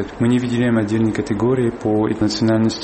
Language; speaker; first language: Russian; non-native, fluent; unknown